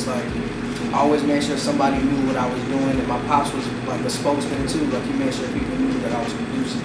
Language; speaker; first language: English; native; English